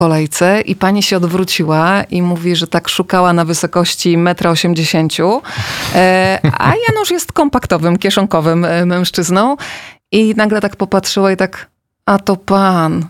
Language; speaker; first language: Polish; native; Polish